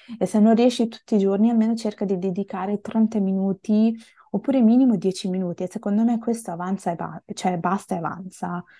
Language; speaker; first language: Italian; early bilingual, other home language; Bangla